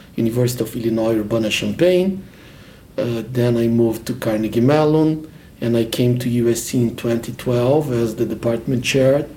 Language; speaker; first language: English; non-native, fluent; Portuguese